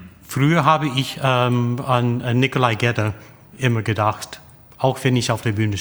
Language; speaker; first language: German; non-native, fluent; English